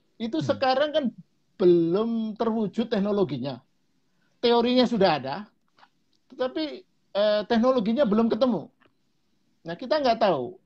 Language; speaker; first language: Indonesian; non-native, local second language; Javanese